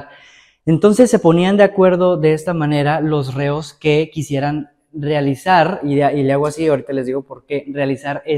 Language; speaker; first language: Spanish; native; Spanish